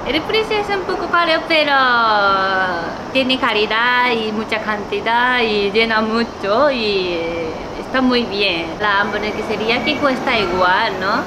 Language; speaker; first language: Spanish; non-native, fluent; Japanese